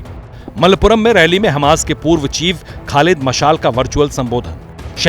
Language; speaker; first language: Hindi; native; Hindi